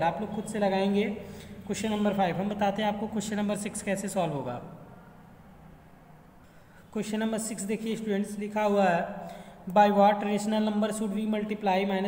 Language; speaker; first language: Hindi; native; Hindi